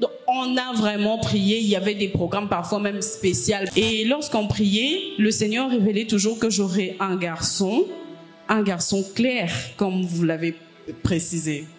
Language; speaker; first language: French; non-native, local second language; Lingala